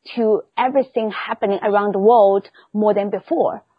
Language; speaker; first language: English; non-native, fluent; Chinese